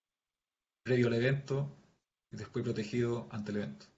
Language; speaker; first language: Spanish; native; Spanish